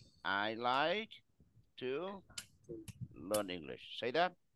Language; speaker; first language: English; non-native, fluent; Vietnamese